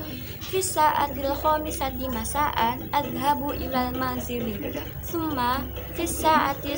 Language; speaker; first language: Arabic; non-native, learner; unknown